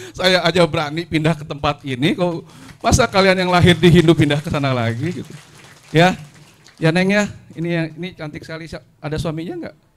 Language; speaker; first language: Indonesian; non-native, local second language; Sundanese